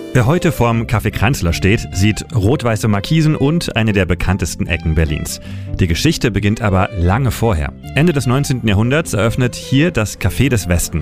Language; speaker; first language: German; native; German